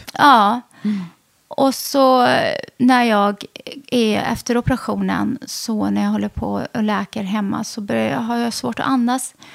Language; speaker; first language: Swedish; early bilingual, other home language; Arabic